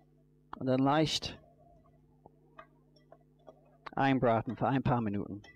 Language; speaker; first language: German; non-native, fluent; English